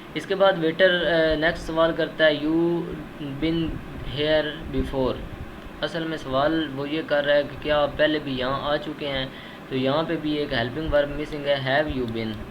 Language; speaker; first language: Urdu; native; Urdu